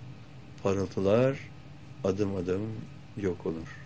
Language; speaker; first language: Turkish; native; Turkish